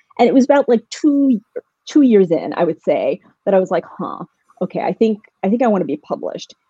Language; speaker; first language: English; early bilingual, other home language; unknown